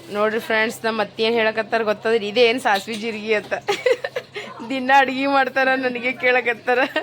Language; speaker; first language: Kannada; native; Kannada